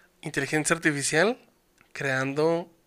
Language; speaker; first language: Spanish; native; Spanish